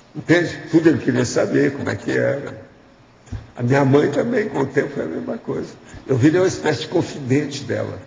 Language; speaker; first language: Portuguese; native; Portuguese